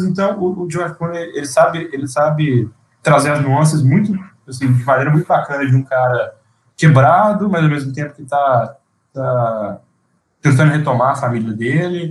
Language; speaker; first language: Portuguese; native; Portuguese